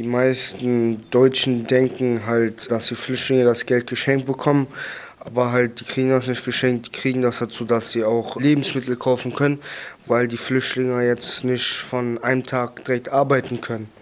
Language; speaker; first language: German; early bilingual, other home language; Turkish